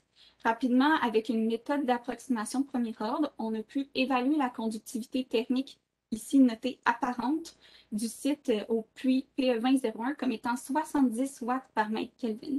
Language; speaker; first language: French; native; French